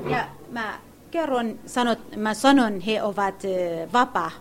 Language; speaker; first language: Finnish; non-native, learner; Kurdish